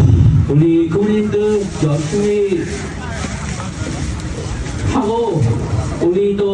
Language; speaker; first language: Korean; non-native, learner; Khmer